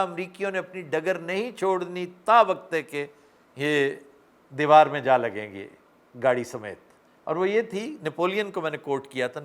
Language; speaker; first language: Urdu; native; Urdu